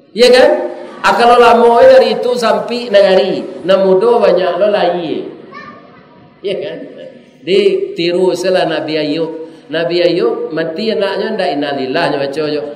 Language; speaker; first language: Malay; non-native, local second language; Minangkabau